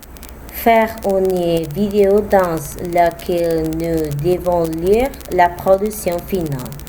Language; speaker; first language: French; non-native, learner; Spanish